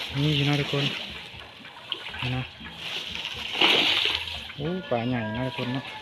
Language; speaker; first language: Thai; non-native, local second language; Lao